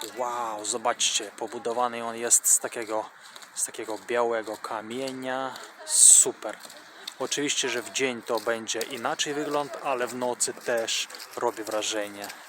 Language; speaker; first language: Polish; non-native, fluent; Russian